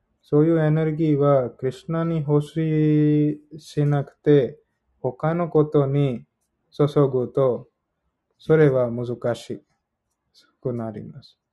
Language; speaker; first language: Japanese; non-native, learner; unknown